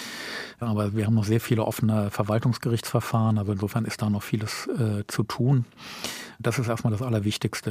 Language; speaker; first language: German; native; German